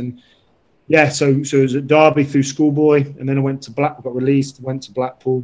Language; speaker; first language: English; native; English